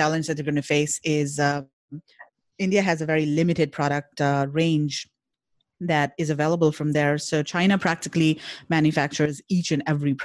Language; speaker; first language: English; non-native, local second language; Hindi